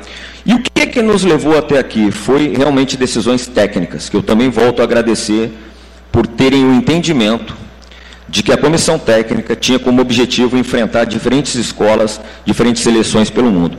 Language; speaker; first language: Portuguese; native; Portuguese